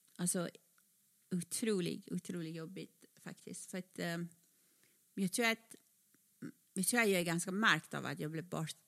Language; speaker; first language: Swedish; non-native, fluent; Persian